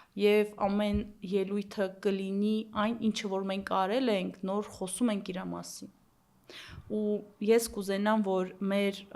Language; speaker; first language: Armenian; early bilingual, heritage; Armenian